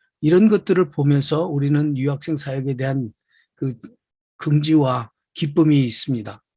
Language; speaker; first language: Korean; native; Korean